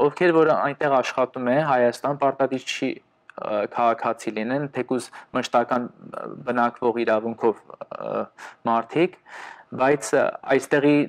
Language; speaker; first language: Armenian; early bilingual, heritage; Armenian